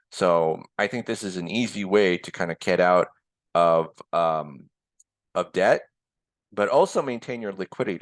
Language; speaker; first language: English; early bilingual, other home language; Korean